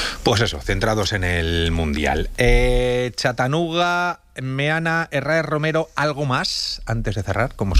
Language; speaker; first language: Spanish; native; Spanish